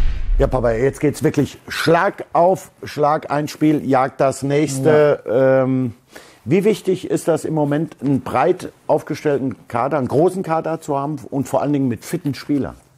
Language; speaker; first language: German; native; German